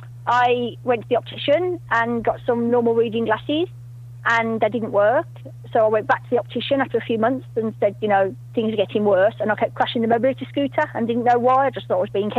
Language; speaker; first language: English; native; English